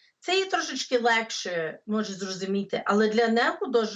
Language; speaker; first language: Ukrainian; early bilingual, heritage; English